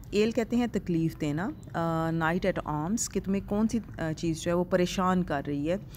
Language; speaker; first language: Urdu; non-native, local second language; Punjabi